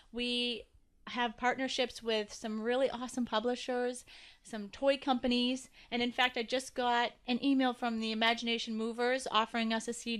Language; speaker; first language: English; native; English